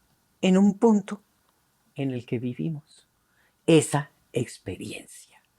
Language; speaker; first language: Spanish; native; Spanish